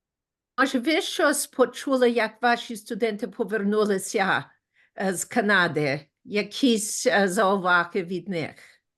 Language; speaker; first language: Ukrainian; early bilingual, heritage; Ukrainian